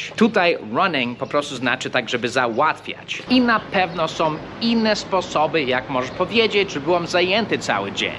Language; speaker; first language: Polish; non-native, fluent; English